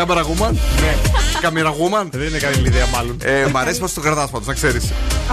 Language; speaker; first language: Greek; native; Greek